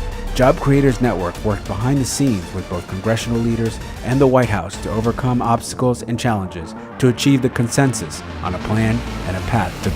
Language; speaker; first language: English; native; English